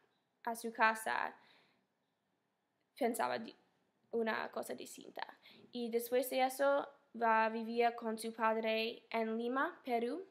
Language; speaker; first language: Spanish; non-native, fluent; English